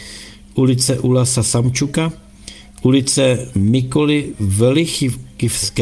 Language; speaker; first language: Czech; native; Czech